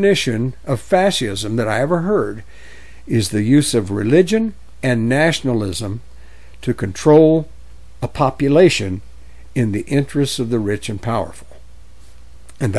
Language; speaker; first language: English; native; English